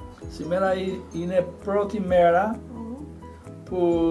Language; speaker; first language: Greek; non-native, learner; Albanian